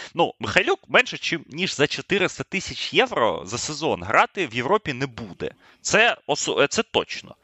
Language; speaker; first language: Ukrainian; native; Ukrainian